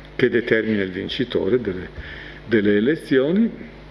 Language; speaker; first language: Italian; native; Italian